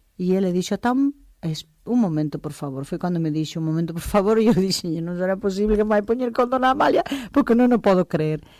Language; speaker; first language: Galician; early bilingual, other home language; Portuguese